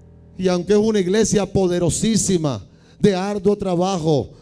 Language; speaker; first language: Spanish; native; Spanish